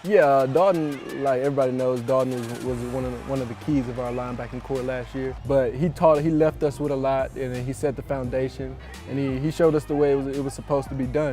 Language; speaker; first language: English; native; English